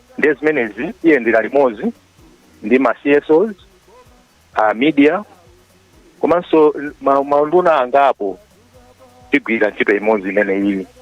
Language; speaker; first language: Nyanja; native; Nyanja